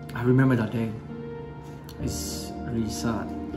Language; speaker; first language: English; non-native, learner; Spanish